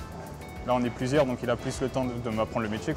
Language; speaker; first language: French; native; French